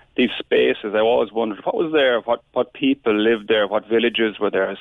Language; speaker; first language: English; native; English